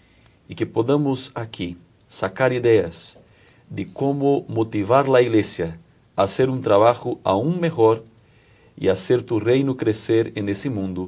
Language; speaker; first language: Spanish; non-native, fluent; Portuguese